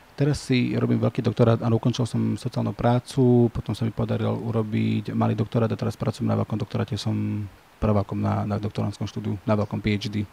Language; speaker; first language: Slovak; native; Slovak